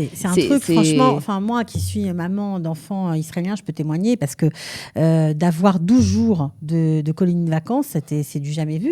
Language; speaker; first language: French; native; French